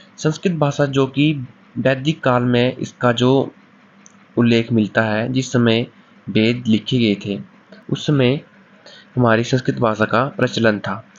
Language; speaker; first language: Hindi; native; Hindi